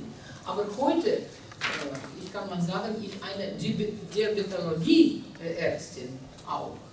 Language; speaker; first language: German; non-native, learner; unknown